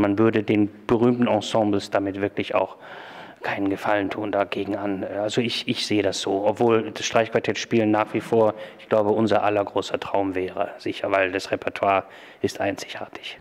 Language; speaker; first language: German; native; German